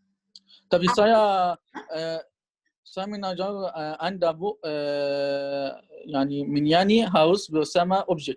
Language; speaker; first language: Indonesian; non-native, learner; Arabic